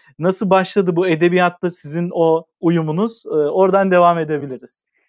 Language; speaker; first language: Turkish; native; Turkish